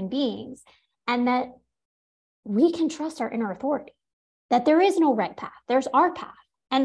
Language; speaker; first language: English; native; English